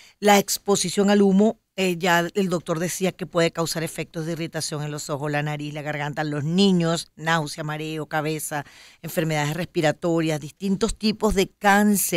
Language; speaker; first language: Spanish; native; Spanish